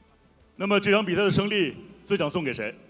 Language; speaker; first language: Chinese; native; Chinese